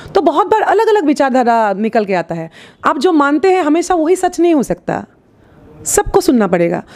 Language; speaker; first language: Hindi; non-native, local second language; Assamese